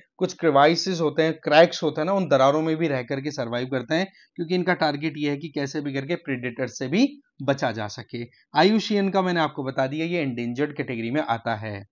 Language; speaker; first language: Hindi; native; Hindi